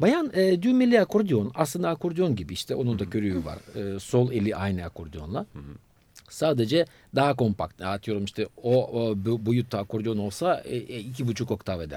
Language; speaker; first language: Turkish; non-native, fluent; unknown